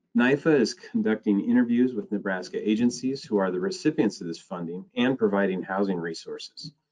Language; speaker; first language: English; native; English